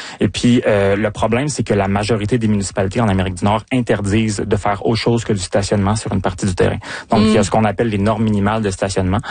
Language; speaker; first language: French; native; French